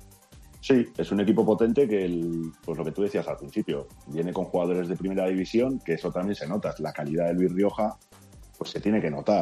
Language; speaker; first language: Spanish; native; Spanish